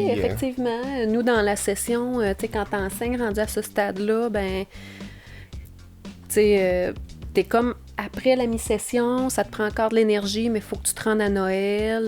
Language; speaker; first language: French; native; French